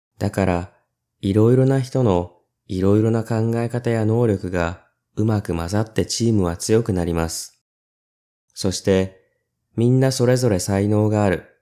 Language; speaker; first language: Japanese; native; Japanese